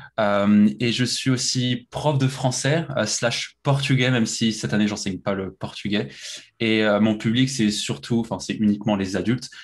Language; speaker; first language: French; native; French